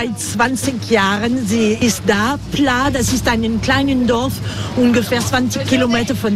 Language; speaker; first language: German; non-native, learner; French